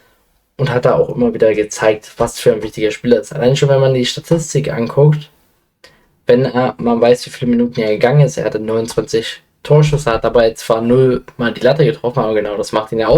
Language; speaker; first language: German; native; German